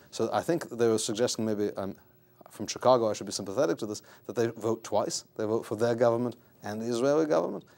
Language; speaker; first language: English; native; English